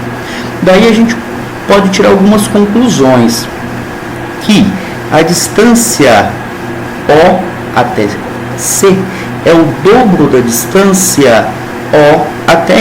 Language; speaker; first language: Portuguese; native; Portuguese